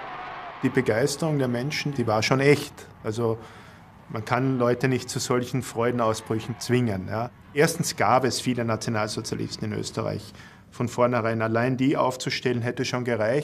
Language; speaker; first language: German; native; German